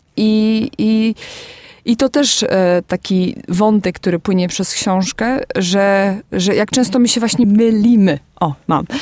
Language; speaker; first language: Polish; early bilingual, heritage; Polish